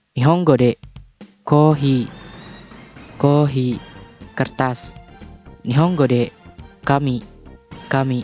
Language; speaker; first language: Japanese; non-native, fluent; Indonesian